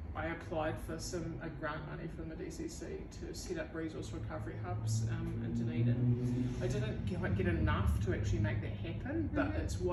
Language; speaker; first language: English; native; English